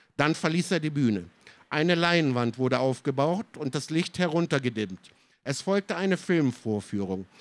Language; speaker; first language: German; early bilingual, other home language; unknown